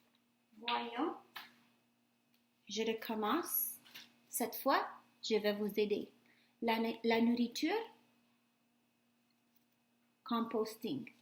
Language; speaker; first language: French; non-native, fluent; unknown